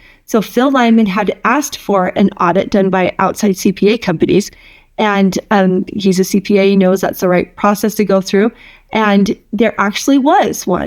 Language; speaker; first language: English; native; English